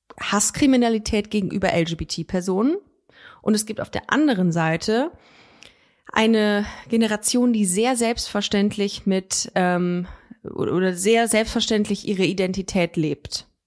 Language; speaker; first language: German; native; German